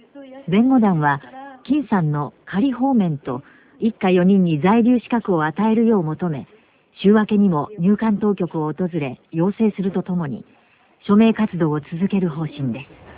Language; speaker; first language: Japanese; native; Japanese